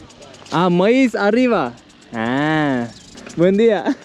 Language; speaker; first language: Spanish; non-native, learner; Turkish